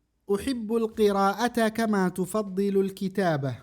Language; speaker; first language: Arabic; non-native, fluent; Indonesian